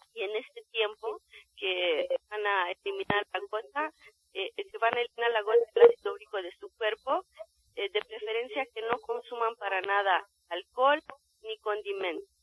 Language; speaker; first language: Spanish; non-native, fluent; Romanian